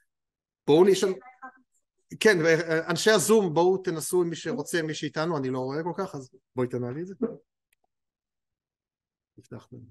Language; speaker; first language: Hebrew; native; Hebrew